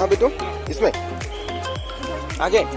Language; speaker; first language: Hindi; non-native, local second language; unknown